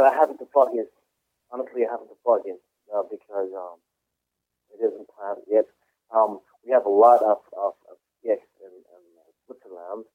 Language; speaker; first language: English; non-native, fluent; Swiss German